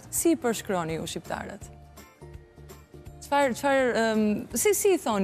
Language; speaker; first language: Albanian; native; Albanian